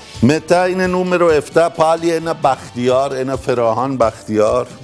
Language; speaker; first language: Greek; non-native, learner; Persian